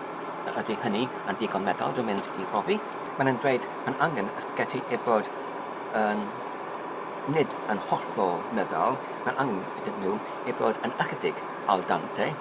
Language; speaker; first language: Welsh; non-native, learner; Polish